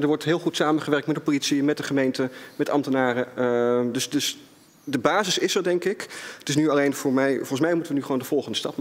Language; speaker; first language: Dutch; native; Dutch